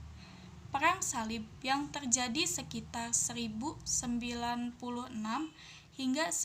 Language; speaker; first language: Indonesian; native; Indonesian